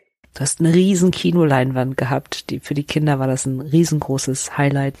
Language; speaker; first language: German; native; German